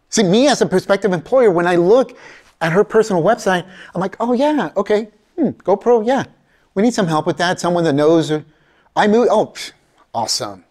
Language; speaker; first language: English; early bilingual, other home language; Spanish